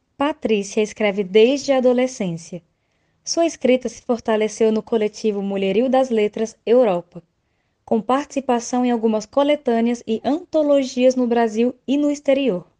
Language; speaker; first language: Portuguese; native; Portuguese